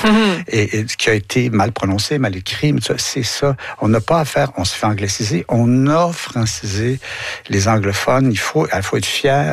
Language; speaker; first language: French; native; French